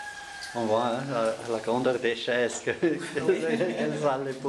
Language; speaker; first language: French; non-native, fluent; German